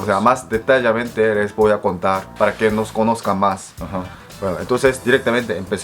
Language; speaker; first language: Spanish; non-native, fluent; Korean